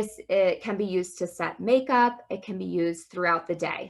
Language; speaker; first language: English; native; English